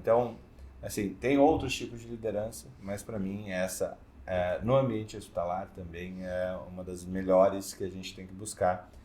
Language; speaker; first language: Portuguese; native; Portuguese